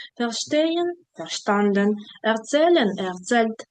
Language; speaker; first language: German; non-native, fluent; Ukrainian